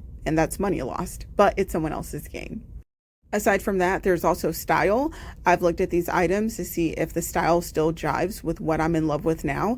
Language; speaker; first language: English; native; English